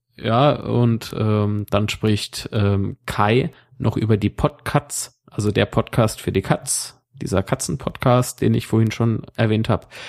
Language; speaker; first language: German; native; German